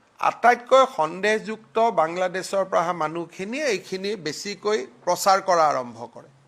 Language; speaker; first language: Assamese; native; Assamese